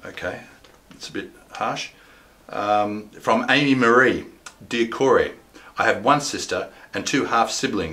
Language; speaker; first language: English; native; English